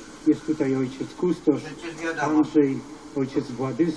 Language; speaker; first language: Polish; native; Polish